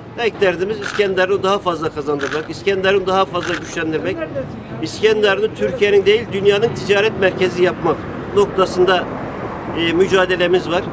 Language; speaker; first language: Turkish; native; Turkish